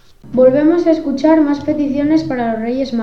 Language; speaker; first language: Spanish; native; Spanish